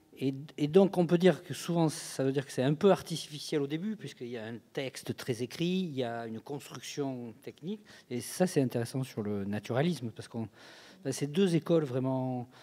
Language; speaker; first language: French; native; French